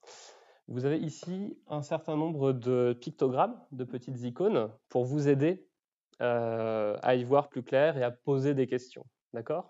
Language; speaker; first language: French; native; French